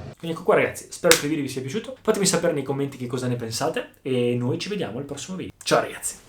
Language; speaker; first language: Italian; native; Italian